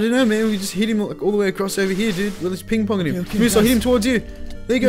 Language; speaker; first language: English; native; English